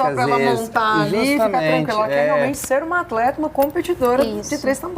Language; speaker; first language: Portuguese; native; Portuguese